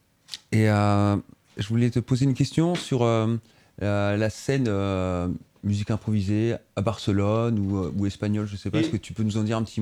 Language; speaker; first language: French; native; French